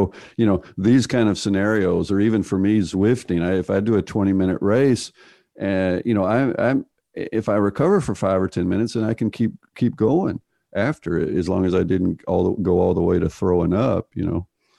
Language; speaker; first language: English; native; English